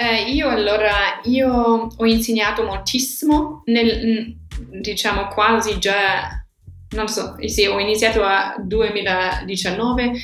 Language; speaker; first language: Italian; non-native, fluent; German